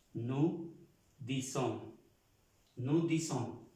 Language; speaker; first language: French; non-native, fluent; Spanish